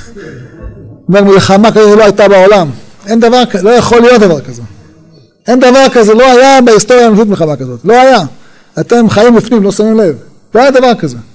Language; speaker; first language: Hebrew; native; Hebrew